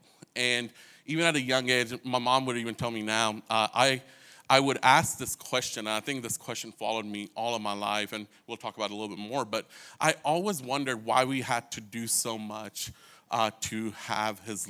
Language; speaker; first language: English; early bilingual, other home language; Hindi